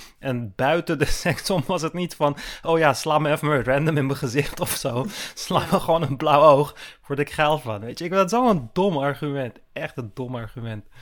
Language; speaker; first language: Dutch; early bilingual, other home language; Turkish